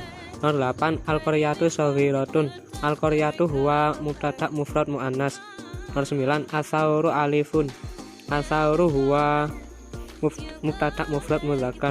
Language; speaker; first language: Arabic; non-native, learner; Indonesian